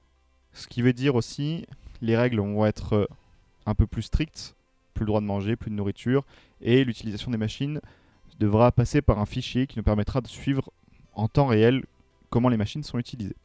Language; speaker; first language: French; native; French